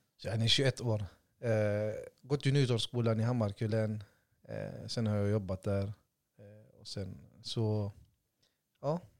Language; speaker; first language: Swedish; early bilingual, other home language; Kurdish